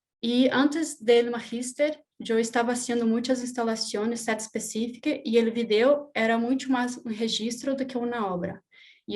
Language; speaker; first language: Spanish; non-native, learner; Portuguese